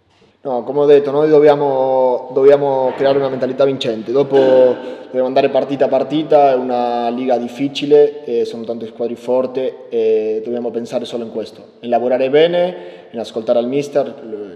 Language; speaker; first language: Italian; non-native, learner; Spanish